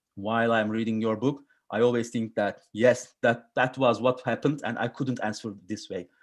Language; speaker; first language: English; non-native, learner; Turkish